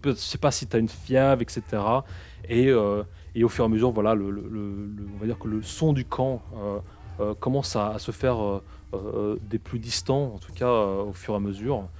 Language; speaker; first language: French; native; French